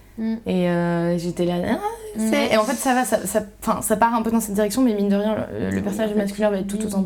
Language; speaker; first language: French; native; French